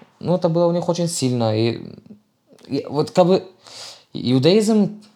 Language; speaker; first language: Russian; early bilingual, heritage; Russian